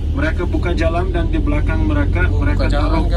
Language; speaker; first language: Indonesian; non-native, fluent; Turkish